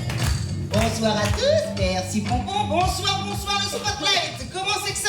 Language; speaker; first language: French; native; French